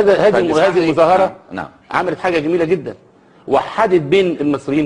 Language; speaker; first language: Arabic; native; Arabic